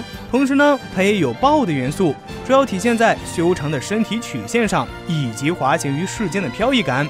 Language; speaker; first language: Chinese; native; Chinese